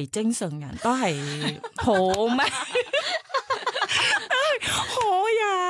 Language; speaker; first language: Cantonese; non-native, fluent; Thai